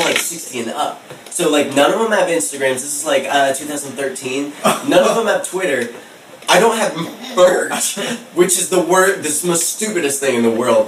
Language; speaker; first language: English; native; English